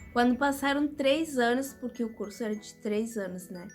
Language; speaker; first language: Portuguese; early bilingual, other home language; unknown